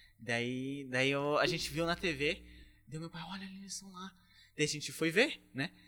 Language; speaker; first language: Portuguese; native; Portuguese